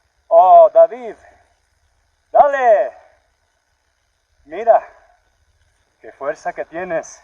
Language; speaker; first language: Spanish; non-native, learner; English